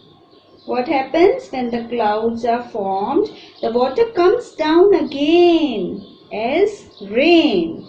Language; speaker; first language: English; non-native, local second language; Hindi